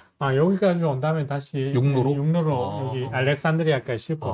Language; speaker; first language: Korean; native; Korean